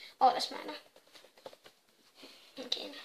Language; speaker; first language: Finnish; native; Finnish